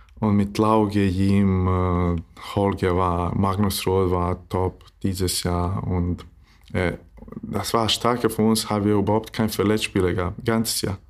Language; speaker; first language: German; non-native, learner; Bosnian